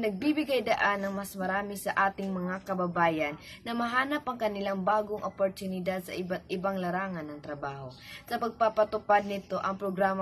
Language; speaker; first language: Filipino; native; Filipino